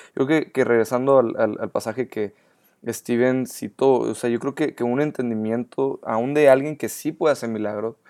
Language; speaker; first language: Spanish; native; Spanish